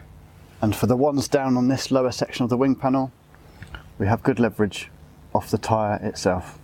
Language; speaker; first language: English; native; English